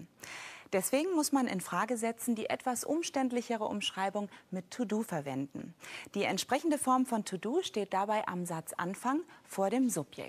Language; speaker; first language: German; native; German